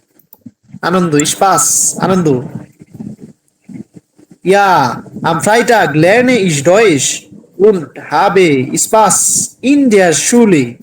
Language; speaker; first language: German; non-native, learner; Bangla